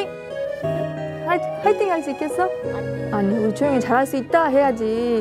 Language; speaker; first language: Korean; non-native, fluent; Uzbek